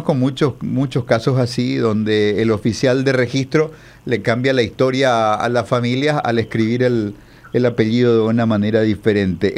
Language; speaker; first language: Spanish; native; Spanish